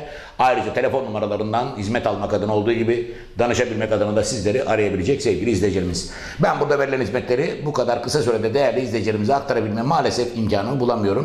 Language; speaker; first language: Turkish; native; Turkish